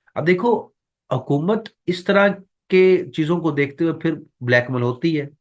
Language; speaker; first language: Urdu; non-native, local second language; Punjabi